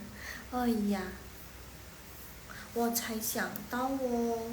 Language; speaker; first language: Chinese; non-native, fluent; Indonesian